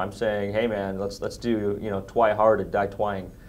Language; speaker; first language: English; native; English